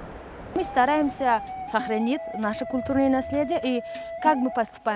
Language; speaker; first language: Russian; non-native, local second language; Tajik